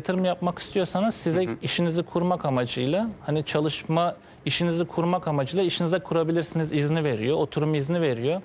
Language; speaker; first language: Turkish; native; Turkish